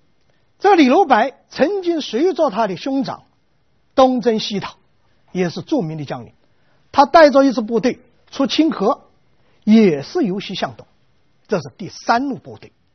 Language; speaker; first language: Chinese; native; Chinese